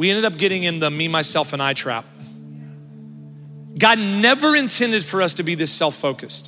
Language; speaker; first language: English; native; English